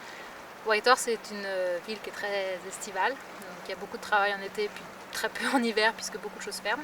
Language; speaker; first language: French; native; French